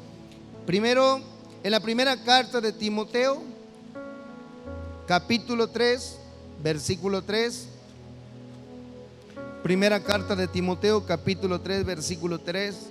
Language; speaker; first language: Spanish; native; Spanish